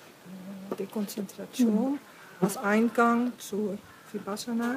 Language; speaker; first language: German; non-native, fluent; Dutch